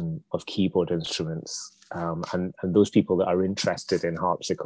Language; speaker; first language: English; native; English